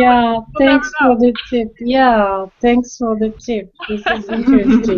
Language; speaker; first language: English; non-native, learner; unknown